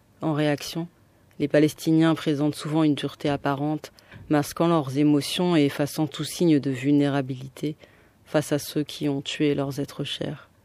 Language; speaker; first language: French; native; French